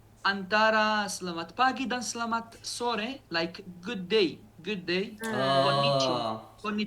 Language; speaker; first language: Indonesian; non-native, learner; Arabic